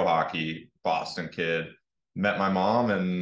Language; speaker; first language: English; native; English